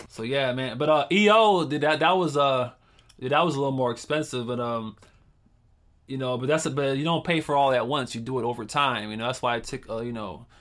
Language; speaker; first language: English; native; English